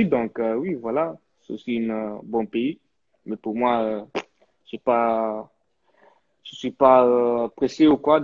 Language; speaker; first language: French; early bilingual, heritage; French